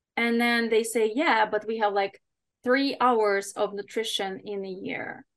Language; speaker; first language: English; non-native, fluent; Ukrainian